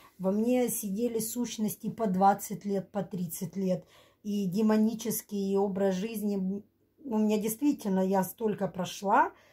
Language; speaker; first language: Russian; native; Russian